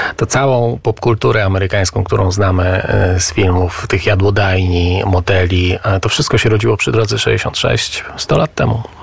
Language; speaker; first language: Polish; native; Polish